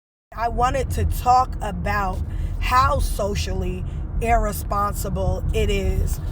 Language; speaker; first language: English; native; English